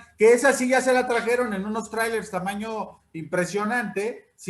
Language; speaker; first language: Spanish; native; Spanish